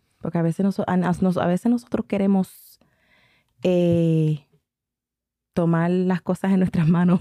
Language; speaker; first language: Spanish; early bilingual, heritage; Spanish